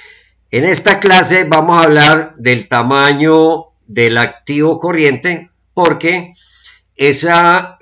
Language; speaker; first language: Spanish; native; Spanish